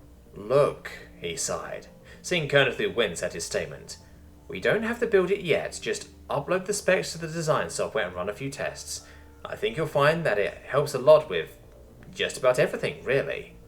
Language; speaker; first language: English; native; English